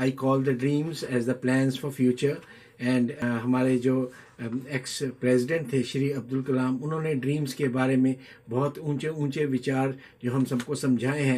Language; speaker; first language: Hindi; native; Hindi